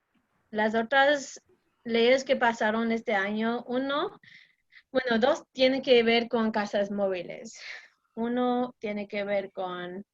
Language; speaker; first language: Spanish; non-native, fluent; English